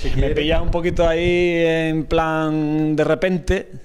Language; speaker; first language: Spanish; native; Spanish